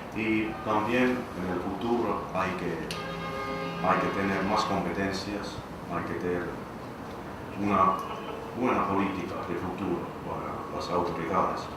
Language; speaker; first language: Spanish; non-native, fluent; Finnish